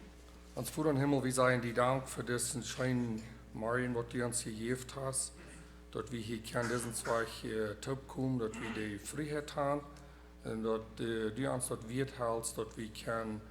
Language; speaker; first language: German; early bilingual, heritage; Plautdietsch